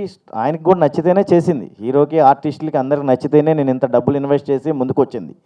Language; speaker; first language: Telugu; native; Telugu